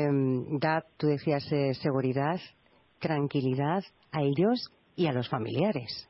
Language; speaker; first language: Spanish; native; Spanish